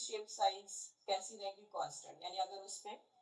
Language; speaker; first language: Hindi; non-native, local second language; Marathi